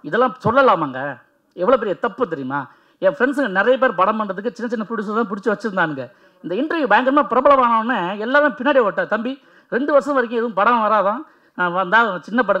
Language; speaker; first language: Tamil; native; Tamil